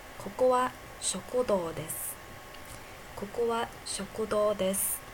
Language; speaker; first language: Japanese; non-native, fluent; Chinese